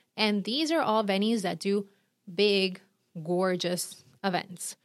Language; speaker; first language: English; non-native, fluent; Spanish